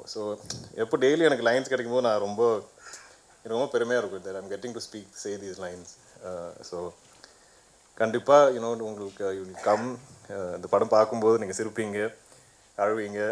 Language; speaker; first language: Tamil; non-native, fluent; Malayalam